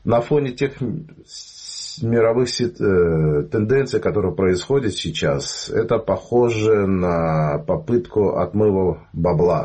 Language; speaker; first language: Russian; native; Russian